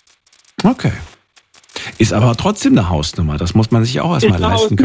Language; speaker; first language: German; native; German